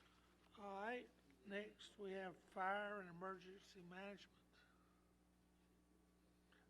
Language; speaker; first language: English; native; English